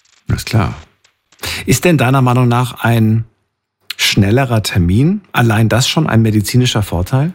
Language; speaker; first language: German; native; German